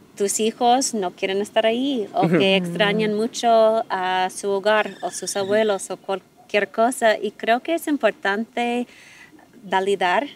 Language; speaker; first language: Spanish; non-native, fluent; English